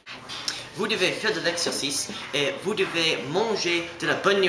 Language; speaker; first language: French; non-native, learner; English